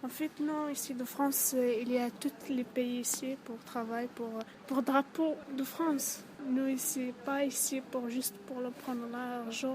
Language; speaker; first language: French; non-native, learner; Arabic